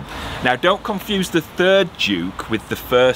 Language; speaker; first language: English; native; English